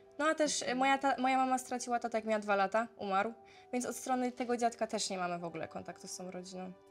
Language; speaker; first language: Polish; native; Polish